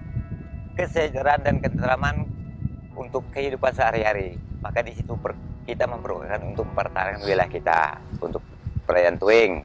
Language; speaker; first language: Indonesian; non-native, local second language; Malay